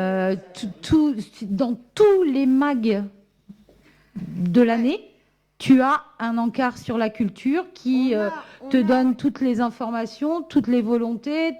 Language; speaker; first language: French; native; French